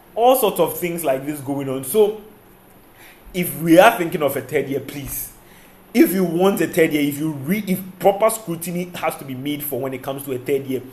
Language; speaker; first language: English; non-native, local second language; Akan